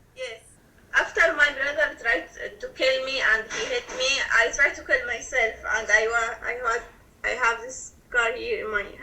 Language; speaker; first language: English; non-native, learner; Arabic